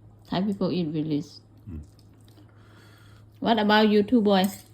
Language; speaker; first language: English; non-native, learner; Thai